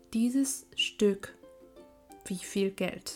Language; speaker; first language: German; non-native, fluent; Chinese